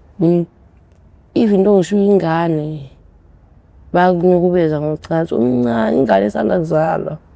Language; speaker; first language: Zulu; early bilingual, other home language; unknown